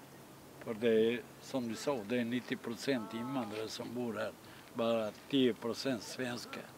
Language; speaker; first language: Swedish; non-native, fluent; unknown